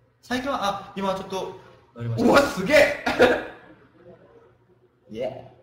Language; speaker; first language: Japanese; non-native, fluent; Korean